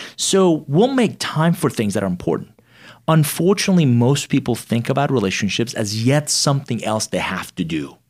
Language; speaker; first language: English; non-native, fluent; Persian